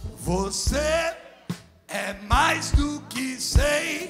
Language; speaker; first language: Portuguese; non-native, fluent; English